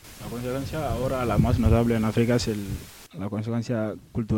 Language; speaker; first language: Spanish; non-native, learner; Wolof